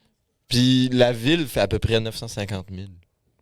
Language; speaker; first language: French; native; French